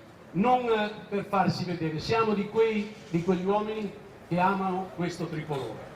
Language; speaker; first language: Italian; native; Italian